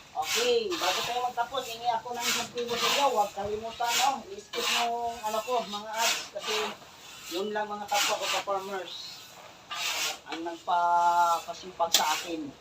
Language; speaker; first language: Filipino; non-native, local second language; Cebuano